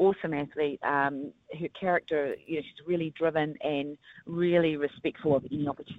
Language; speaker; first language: English; native; English